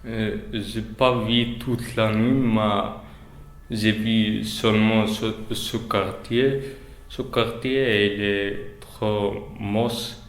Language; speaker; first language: French; non-native, learner; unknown